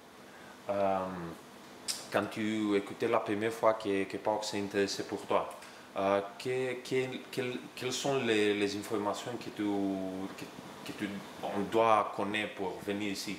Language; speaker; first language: French; non-native, learner; Greek